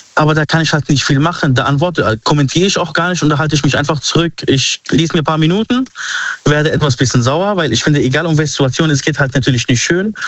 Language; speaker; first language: German; early bilingual, other home language; Arabic